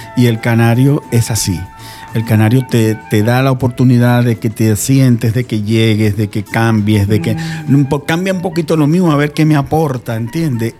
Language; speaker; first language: Spanish; native; Spanish